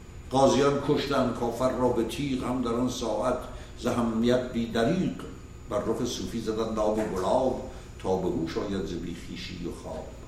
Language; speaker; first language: Persian; native; Persian